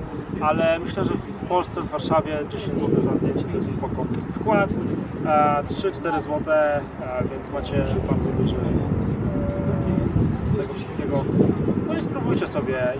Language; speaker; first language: Polish; native; Polish